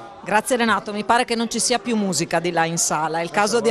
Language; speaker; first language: Italian; native; Italian